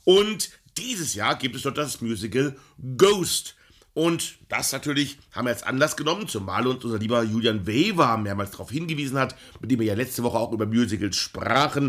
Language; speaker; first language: German; native; German